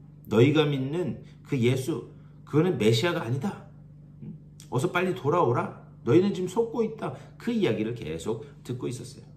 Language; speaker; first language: Korean; native; Korean